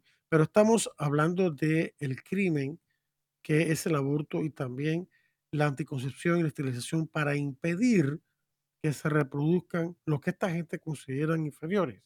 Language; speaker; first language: Spanish; native; Spanish